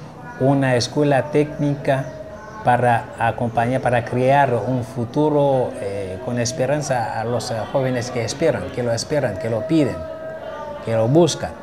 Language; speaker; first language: Spanish; non-native, fluent; Haitian Creole